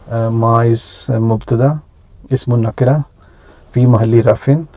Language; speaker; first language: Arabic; non-native, fluent; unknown